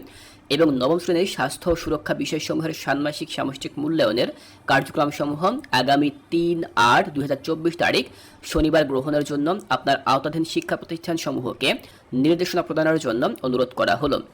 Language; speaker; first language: Bangla; native; Bangla